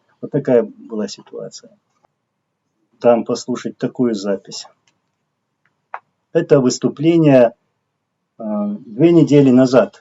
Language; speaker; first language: Russian; non-native, local second language; Chechen